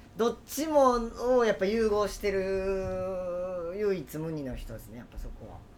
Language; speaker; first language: Japanese; native; Japanese